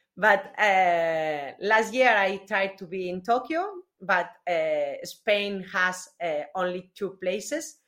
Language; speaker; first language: English; non-native, learner; Spanish